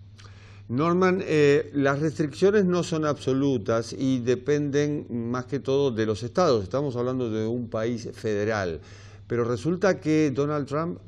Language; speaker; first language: Spanish; native; Spanish